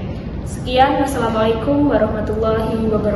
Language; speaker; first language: Indonesian; native; Indonesian